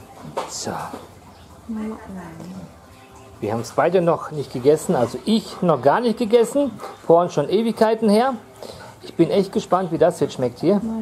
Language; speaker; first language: German; native; German